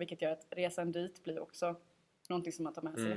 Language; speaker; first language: Swedish; native; Swedish